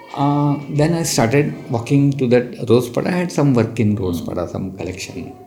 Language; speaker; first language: English; non-native, local second language; Marathi